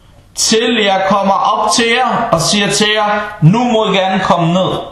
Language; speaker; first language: Danish; early bilingual, other home language; Arabic